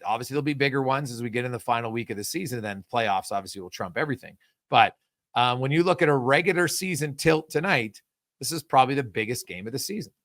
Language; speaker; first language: English; native; English